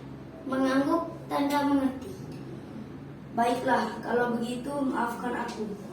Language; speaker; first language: Indonesian; native; Indonesian